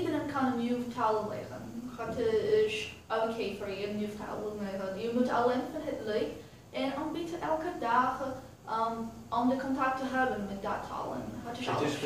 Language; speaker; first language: Dutch; non-native, learner; Portuguese